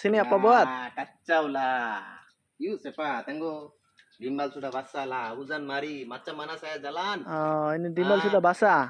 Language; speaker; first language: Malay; non-native, learner; Bangla